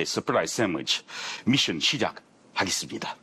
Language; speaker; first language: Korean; non-native, fluent; English